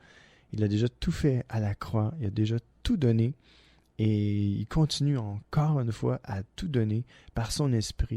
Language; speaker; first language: French; native; French